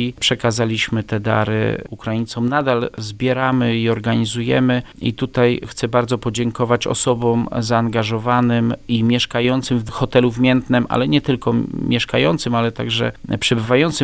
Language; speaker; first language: Polish; native; Polish